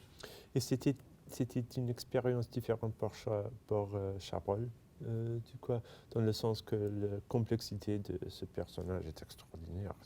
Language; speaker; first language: French; non-native, fluent; English